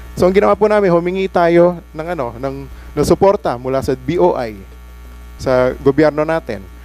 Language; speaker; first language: Filipino; native; Filipino